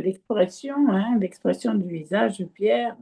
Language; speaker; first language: French; native; French